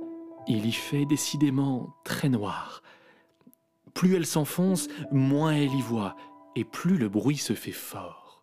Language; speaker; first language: French; native; French